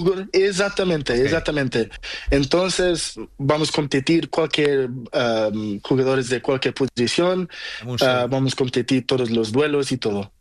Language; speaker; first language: Spanish; non-native, learner; Portuguese